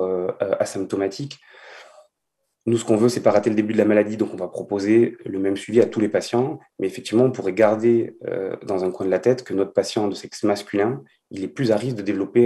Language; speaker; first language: French; native; French